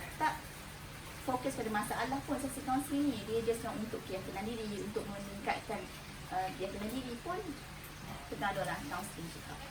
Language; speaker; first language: Malay; native; Malay